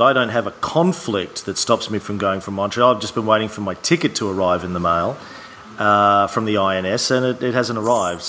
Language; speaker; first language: English; native; English